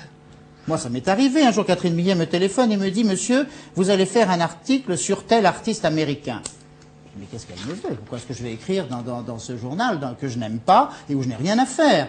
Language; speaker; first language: French; native; French